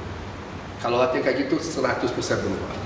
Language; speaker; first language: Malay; non-native, fluent; English